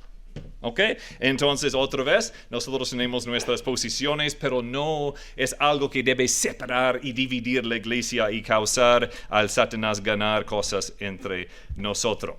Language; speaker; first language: Spanish; non-native, fluent; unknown